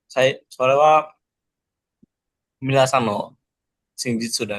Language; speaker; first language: Japanese; non-native, fluent; Indonesian